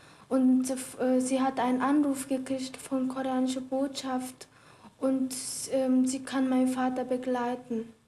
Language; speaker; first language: German; non-native, fluent; Korean